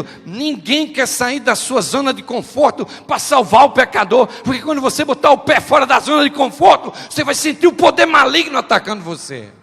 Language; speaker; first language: Portuguese; native; Portuguese